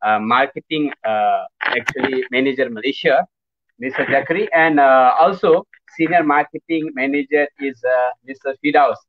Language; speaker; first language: English; non-native, learner; Nepali